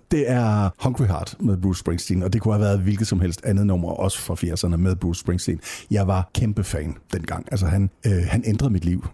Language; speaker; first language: Danish; native; Danish